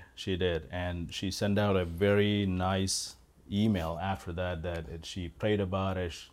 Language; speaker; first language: English; non-native, local second language; Malayalam